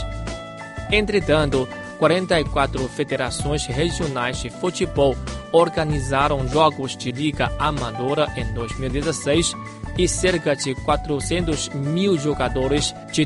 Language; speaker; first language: Portuguese; non-native, fluent; Chinese